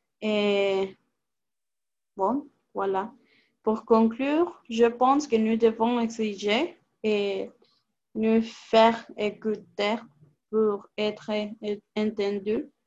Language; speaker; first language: French; non-native, learner; Spanish